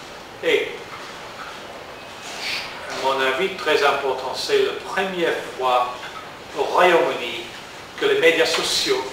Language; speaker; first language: French; non-native, learner; English